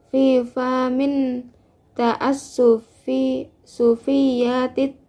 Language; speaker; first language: Arabic; non-native, learner; Indonesian